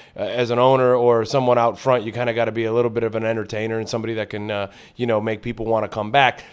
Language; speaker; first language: English; native; English